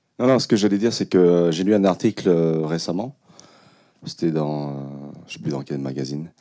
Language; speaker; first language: French; early bilingual, other home language; Khmer